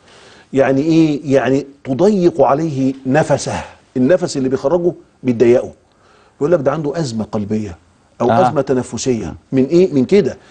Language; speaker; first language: Arabic; native; Arabic